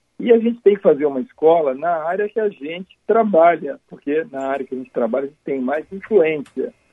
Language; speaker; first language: Portuguese; native; Portuguese